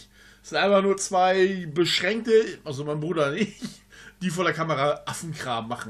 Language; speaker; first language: German; native; German